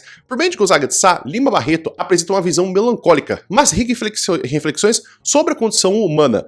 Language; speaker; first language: Portuguese; native; Portuguese